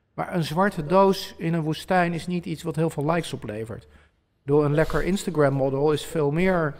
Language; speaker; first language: Dutch; early bilingual, other home language; Polish